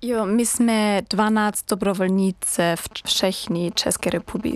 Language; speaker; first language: Czech; non-native, learner; German